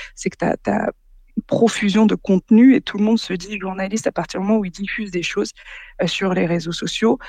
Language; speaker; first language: French; native; French